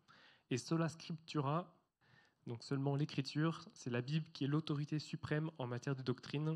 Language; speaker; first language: French; native; French